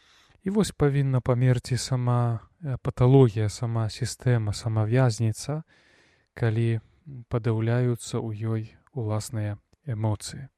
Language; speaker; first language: Belarusian; non-native, local second language; Russian